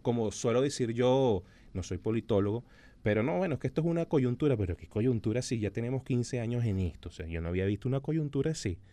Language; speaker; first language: Spanish; native; Spanish